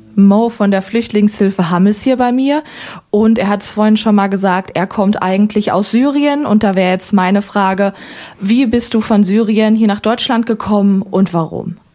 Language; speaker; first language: German; native; German